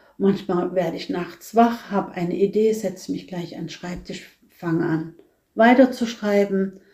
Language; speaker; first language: German; non-native, fluent; Norwegian